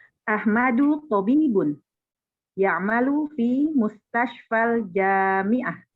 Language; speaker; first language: Arabic; non-native, learner; Indonesian